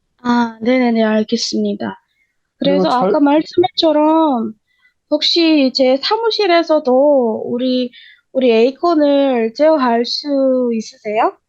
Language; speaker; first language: Korean; non-native, learner; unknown